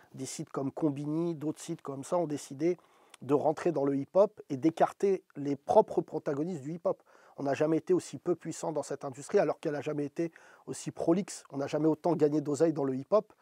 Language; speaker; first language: French; native; French